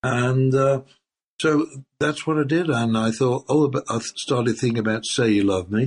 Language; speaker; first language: English; native; English